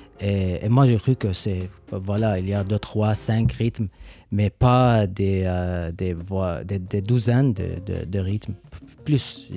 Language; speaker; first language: French; non-native, learner; Arabic